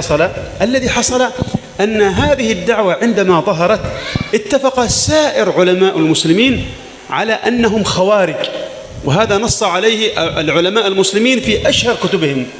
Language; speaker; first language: Arabic; native; Arabic